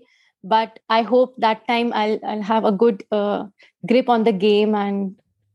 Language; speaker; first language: English; non-native, local second language; Hindi